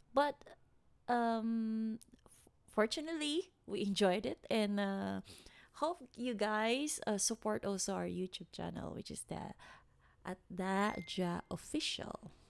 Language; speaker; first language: English; non-native, local second language; Waray